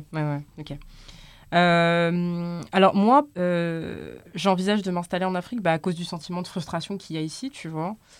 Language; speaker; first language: French; early bilingual, other home language; Lingala